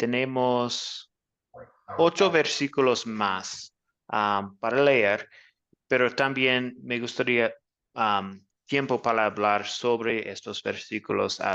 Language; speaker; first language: Spanish; non-native, fluent; English